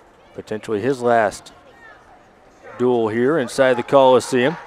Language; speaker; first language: English; native; English